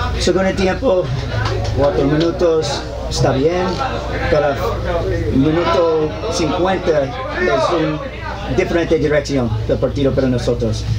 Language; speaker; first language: Spanish; non-native, learner; English